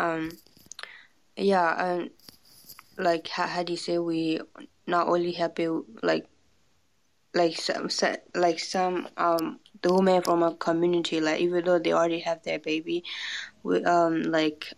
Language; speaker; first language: English; non-native, fluent; Burmese